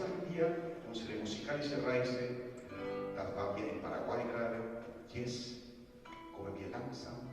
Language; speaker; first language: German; non-native, learner; Spanish